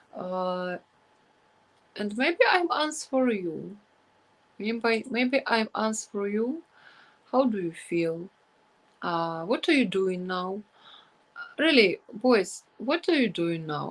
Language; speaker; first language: English; non-native, learner; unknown